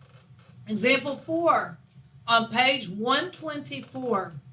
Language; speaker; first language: English; native; English